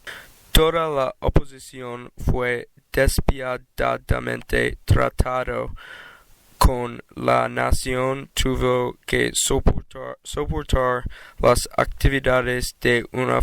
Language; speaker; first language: Spanish; non-native, learner; English